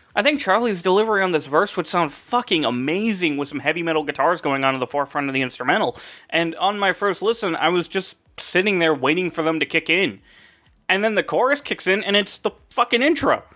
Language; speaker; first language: English; native; English